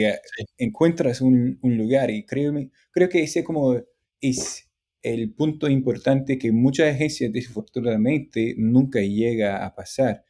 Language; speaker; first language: Spanish; non-native, fluent; English